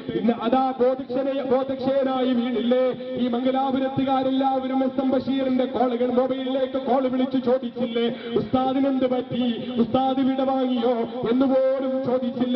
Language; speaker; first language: Malayalam; native; Malayalam